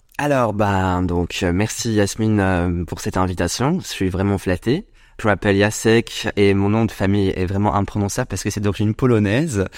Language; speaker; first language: French; non-native, fluent; Polish